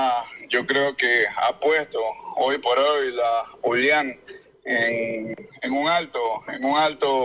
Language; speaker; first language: Spanish; native; Spanish